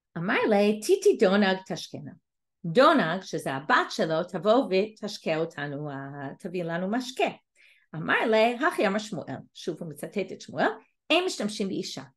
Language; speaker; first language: Hebrew; non-native, fluent; English